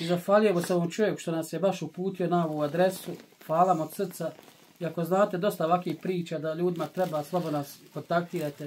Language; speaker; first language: Bosnian; native; Bosnian